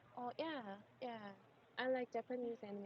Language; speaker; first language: English; non-native, learner; Korean